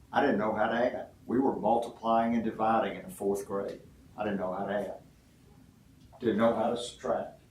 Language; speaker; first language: English; native; English